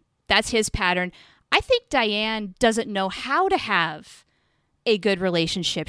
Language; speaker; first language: English; native; English